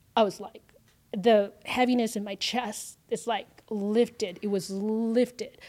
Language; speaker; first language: English; early bilingual, other home language; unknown